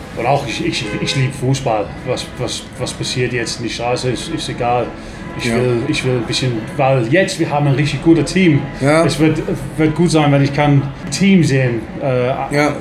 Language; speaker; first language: German; non-native, fluent; English